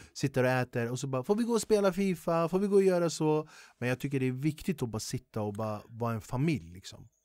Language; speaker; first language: Swedish; early bilingual, other home language; Kurdish